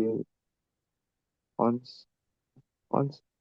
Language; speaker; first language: English; non-native, learner; Indonesian